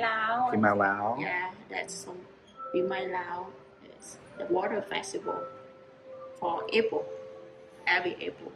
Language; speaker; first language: English; non-native, learner; Lao